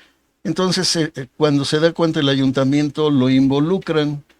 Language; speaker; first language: Spanish; native; Spanish